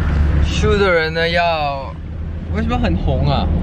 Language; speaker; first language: Chinese; non-native, learner; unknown